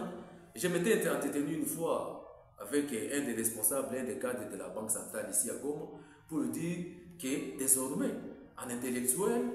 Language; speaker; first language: French; non-native, local second language; Swahili